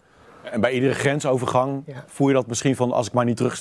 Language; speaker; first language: Dutch; native; Dutch